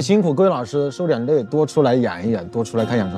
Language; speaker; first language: Chinese; native; Chinese